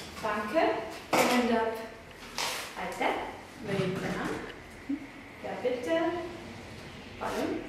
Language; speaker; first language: Estonian; non-native, learner; German